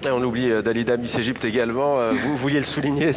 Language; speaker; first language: French; native; French